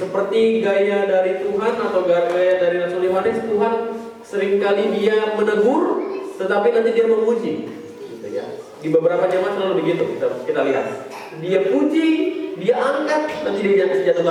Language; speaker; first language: Indonesian; native; Indonesian